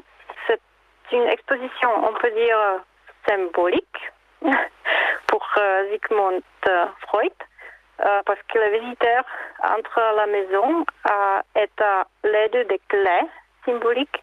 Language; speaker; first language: French; non-native, learner; Czech